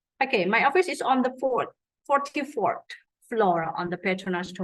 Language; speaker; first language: English; non-native, fluent; Indonesian